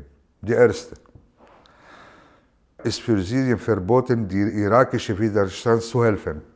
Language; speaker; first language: German; non-native, learner; Arabic